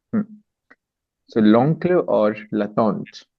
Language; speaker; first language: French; non-native, fluent; Hindi